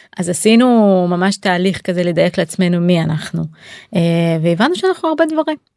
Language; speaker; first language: Hebrew; native; Hebrew